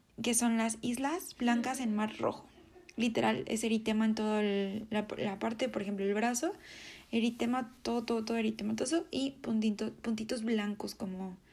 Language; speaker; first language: Spanish; native; Spanish